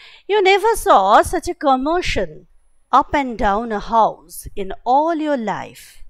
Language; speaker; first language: English; non-native, local second language; Bangla